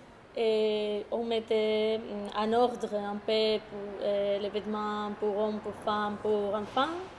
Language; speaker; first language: French; non-native, fluent; Spanish